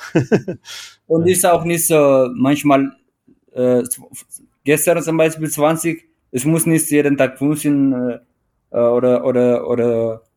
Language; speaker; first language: German; non-native, fluent; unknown